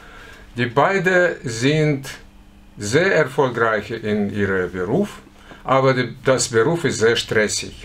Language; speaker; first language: German; non-native, fluent; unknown